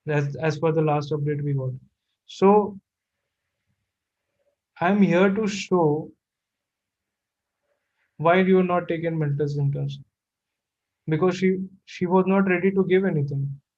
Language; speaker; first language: English; non-native, local second language; Hindi